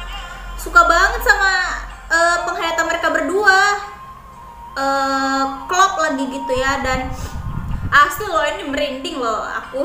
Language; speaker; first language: Indonesian; native; Indonesian